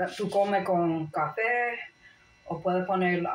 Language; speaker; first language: Spanish; non-native, learner; English